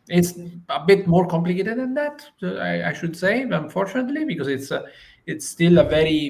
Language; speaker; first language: English; non-native, fluent; Italian